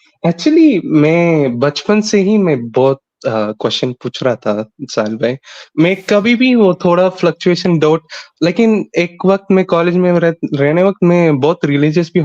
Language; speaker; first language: Hindi; non-native, local second language; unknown